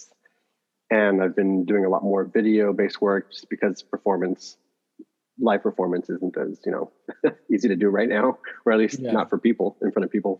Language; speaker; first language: English; native; English